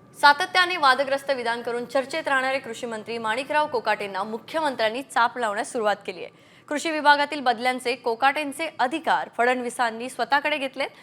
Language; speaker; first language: Marathi; native; Marathi